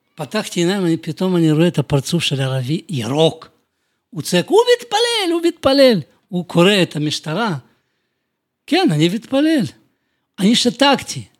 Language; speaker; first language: Hebrew; non-native, fluent; Russian